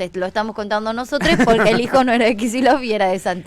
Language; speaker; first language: Spanish; native; Spanish